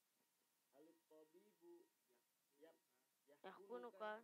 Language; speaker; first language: Arabic; non-native, learner; Indonesian